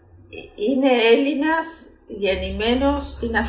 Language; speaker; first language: Greek; early bilingual, heritage; Greek